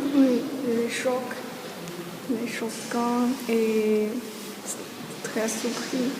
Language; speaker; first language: French; non-native, learner; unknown